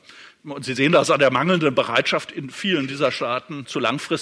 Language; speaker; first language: German; native; German